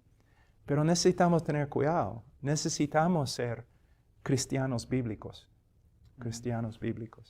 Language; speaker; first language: Spanish; non-native, fluent; English